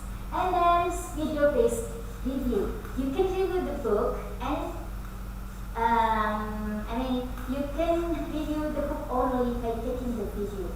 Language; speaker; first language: English; non-native, fluent; Indonesian